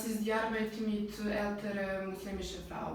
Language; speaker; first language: German; non-native, fluent; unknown